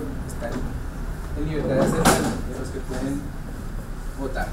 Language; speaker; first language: Spanish; native; Spanish